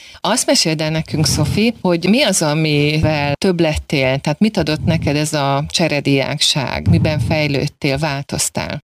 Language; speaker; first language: Hungarian; native; Hungarian